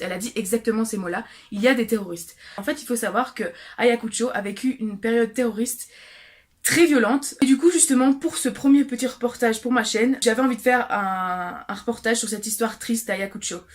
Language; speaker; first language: French; native; French